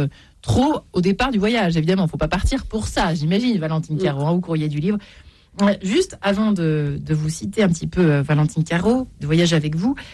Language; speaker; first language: French; native; French